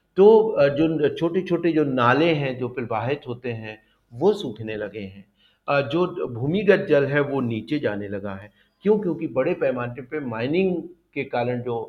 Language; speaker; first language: Hindi; native; Hindi